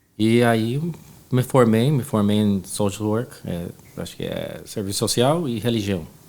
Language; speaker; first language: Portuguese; non-native, fluent; English